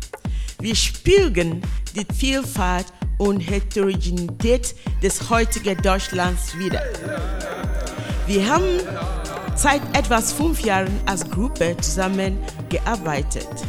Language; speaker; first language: German; non-native, fluent; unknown